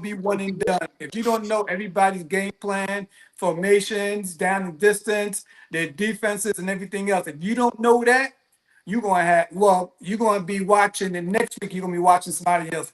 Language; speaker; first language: English; native; English